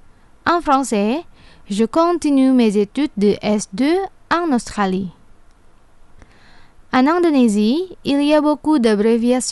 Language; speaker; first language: French; non-native, fluent; Indonesian